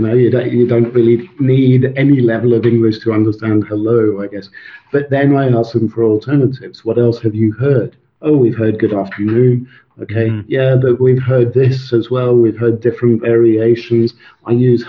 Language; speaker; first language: English; non-native, local second language; Swedish